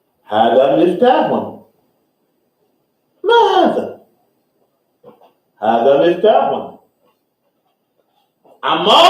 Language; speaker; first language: Arabic; non-native, fluent; English